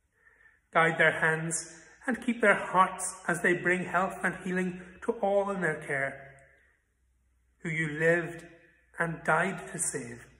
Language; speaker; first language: English; native; English